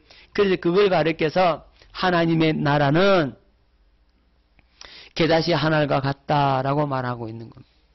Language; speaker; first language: Korean; native; Korean